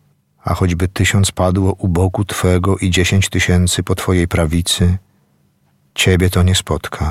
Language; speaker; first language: Polish; native; Polish